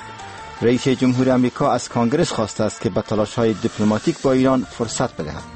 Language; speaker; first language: Persian; native; Persian